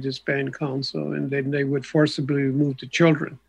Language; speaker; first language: English; native; English